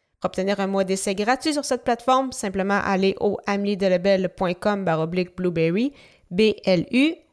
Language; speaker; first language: French; native; French